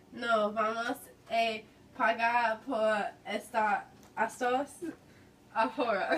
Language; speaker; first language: Spanish; non-native, learner; English